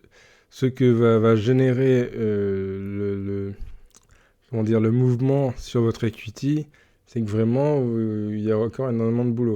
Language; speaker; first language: French; native; French